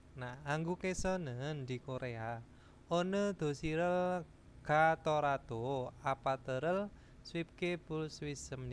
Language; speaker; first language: Korean; non-native, fluent; Indonesian